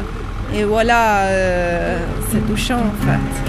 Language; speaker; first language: French; non-native, fluent; Italian